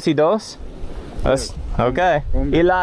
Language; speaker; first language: Spanish; non-native, learner; English